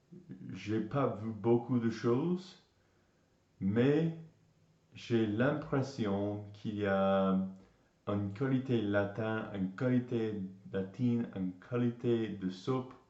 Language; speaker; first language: French; non-native, learner; English